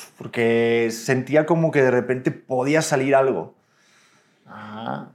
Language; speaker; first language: Spanish; native; Spanish